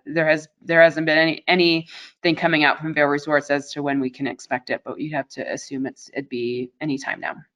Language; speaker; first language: English; native; English